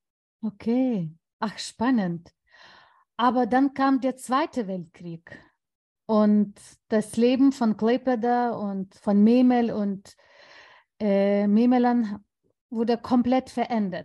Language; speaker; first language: German; non-native, fluent; Lithuanian